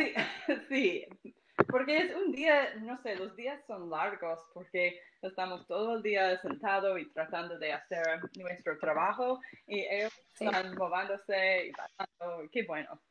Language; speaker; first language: Spanish; non-native, fluent; English